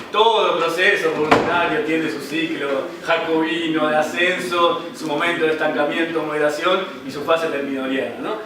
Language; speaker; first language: Spanish; native; Spanish